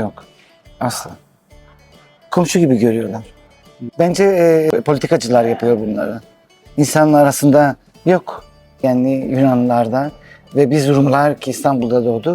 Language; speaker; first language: Turkish; non-native, local second language; Greek